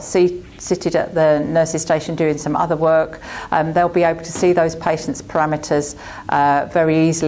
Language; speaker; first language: English; native; English